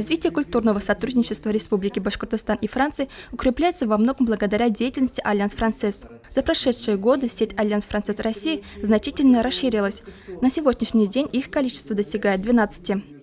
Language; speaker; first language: Russian; native; Russian